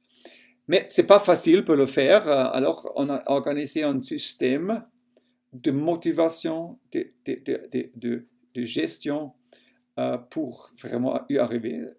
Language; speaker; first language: French; non-native, local second language; German